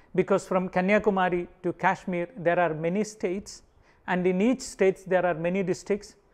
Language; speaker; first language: English; non-native, local second language; Malayalam